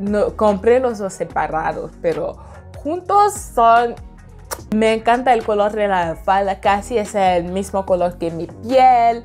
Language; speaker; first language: Spanish; non-native, fluent; English